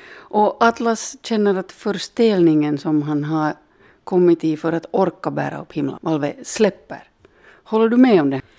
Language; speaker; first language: Swedish; native; Swedish